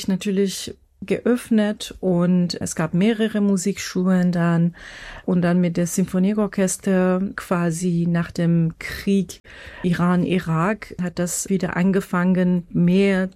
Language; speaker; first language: German; non-native, fluent; Persian